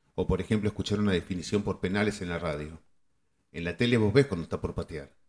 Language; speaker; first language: Spanish; native; Spanish